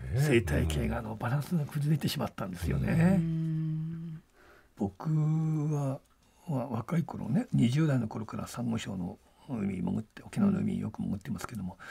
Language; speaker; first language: Japanese; native; Japanese